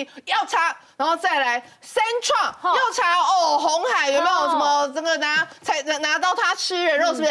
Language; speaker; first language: Chinese; native; Chinese